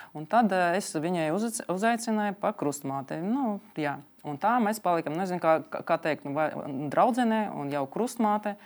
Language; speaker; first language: Latvian; non-native, local second language; Russian